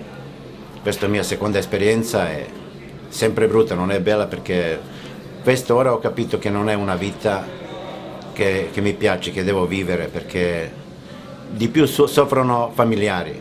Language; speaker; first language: Italian; non-native, fluent; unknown